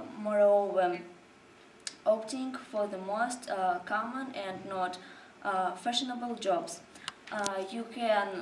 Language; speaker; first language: English; non-native, learner; Russian